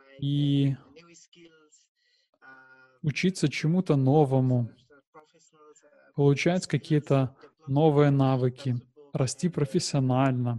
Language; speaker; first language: Russian; non-native, learner; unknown